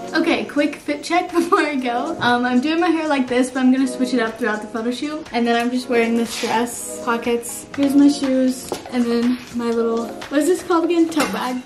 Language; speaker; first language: English; native; English